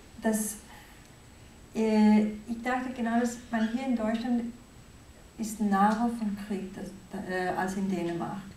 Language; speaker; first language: German; non-native, fluent; Danish